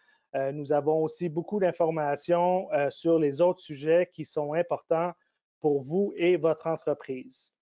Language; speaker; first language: French; native; French